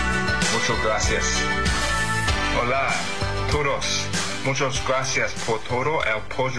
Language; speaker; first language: Spanish; non-native, learner; English